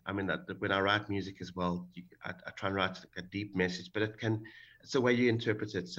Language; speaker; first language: English; native; English